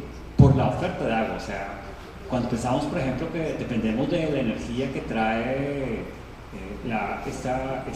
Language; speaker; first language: Spanish; native; Spanish